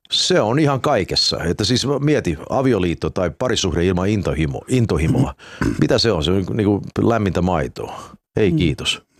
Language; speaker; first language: Finnish; early bilingual, heritage; Finnish